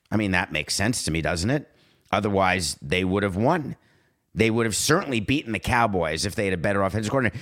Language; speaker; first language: English; native; English